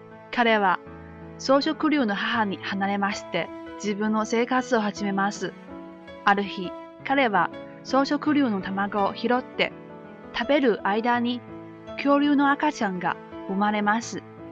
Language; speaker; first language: Japanese; non-native, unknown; Chinese